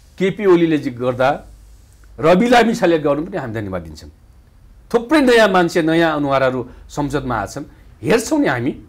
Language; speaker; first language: Nepali; non-native, local second language; Dangaura Tharu